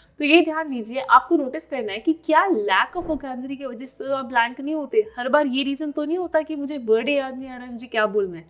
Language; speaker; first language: Hindi; native; Hindi